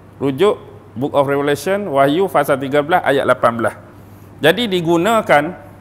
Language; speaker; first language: Malay; native; Malay